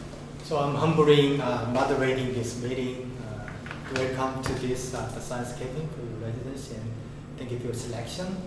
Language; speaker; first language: English; non-native, learner; Korean